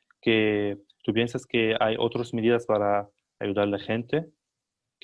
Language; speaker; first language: Spanish; non-native, learner; Arabic